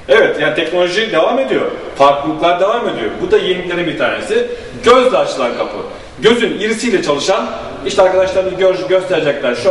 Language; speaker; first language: Turkish; native; Turkish